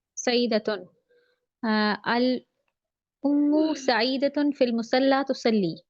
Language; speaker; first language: Urdu; native; Urdu